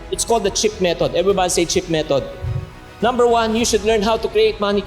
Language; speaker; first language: English; non-native, local second language; Filipino